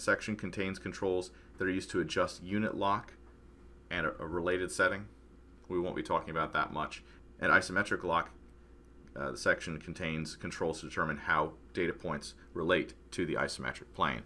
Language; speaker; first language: English; native; English